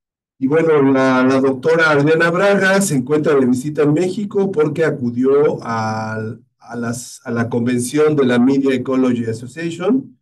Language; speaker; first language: Spanish; native; Spanish